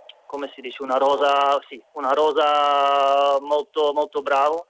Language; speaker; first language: Italian; non-native, fluent; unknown